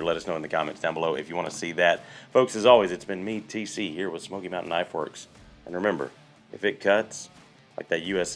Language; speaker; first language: English; native; English